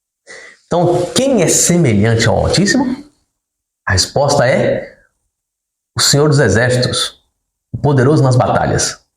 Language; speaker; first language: Portuguese; native; Portuguese